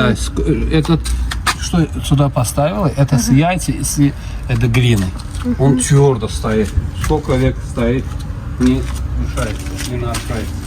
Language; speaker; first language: Russian; non-native, local second language; Azerbaijani